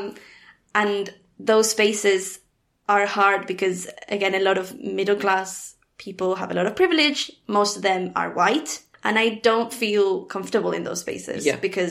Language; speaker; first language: English; non-native, fluent; Spanish